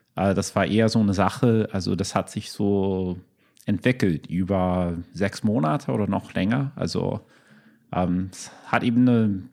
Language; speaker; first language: German; non-native, fluent; English